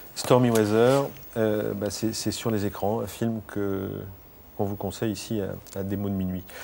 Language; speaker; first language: French; native; French